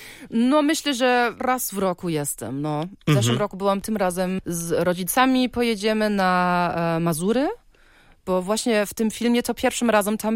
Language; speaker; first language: Polish; early bilingual, heritage; Polish